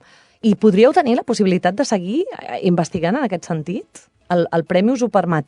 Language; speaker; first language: Catalan; native; Catalan